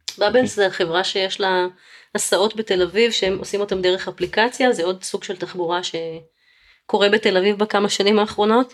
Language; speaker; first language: Hebrew; native; Hebrew